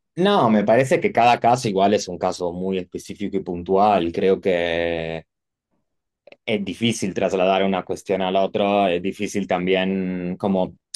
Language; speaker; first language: Spanish; non-native, fluent; Italian